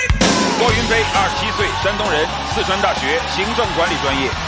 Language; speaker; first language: Chinese; native; Chinese